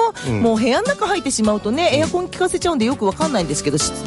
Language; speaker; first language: Japanese; native; Japanese